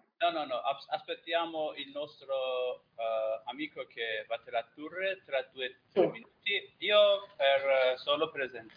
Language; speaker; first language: Italian; non-native, fluent; Persian